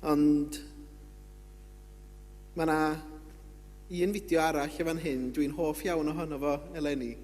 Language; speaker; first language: Welsh; native; Welsh